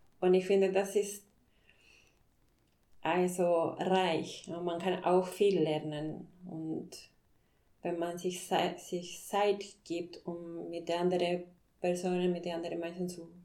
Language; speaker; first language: German; non-native, fluent; Spanish